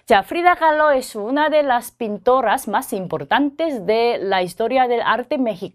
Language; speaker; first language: Spanish; non-native, fluent; Korean